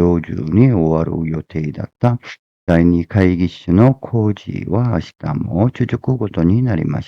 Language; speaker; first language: Japanese; non-native, fluent; Korean